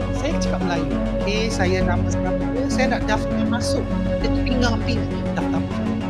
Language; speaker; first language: Malay; non-native, local second language; Chinese